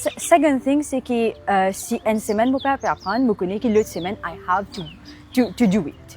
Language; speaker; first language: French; non-native, local second language; Morisyen